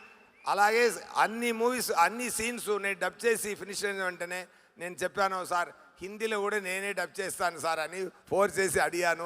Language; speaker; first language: Telugu; non-native, learner; Tamil